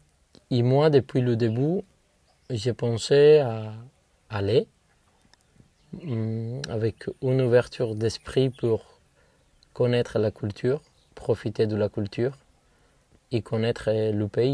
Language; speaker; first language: French; non-native, fluent; Spanish